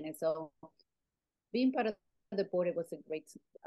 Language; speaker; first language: English; non-native, fluent; Spanish